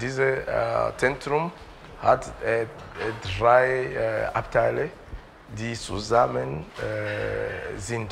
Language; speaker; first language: German; non-native, learner; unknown